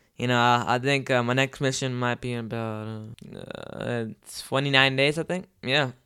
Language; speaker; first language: English; native; English